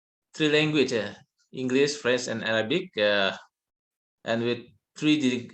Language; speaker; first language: English; non-native, learner; Indonesian